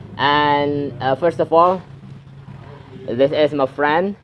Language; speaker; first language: English; non-native, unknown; Indonesian